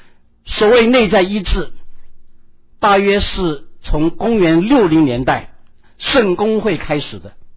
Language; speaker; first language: Chinese; native; Chinese